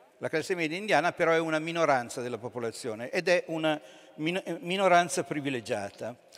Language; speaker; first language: Italian; native; Italian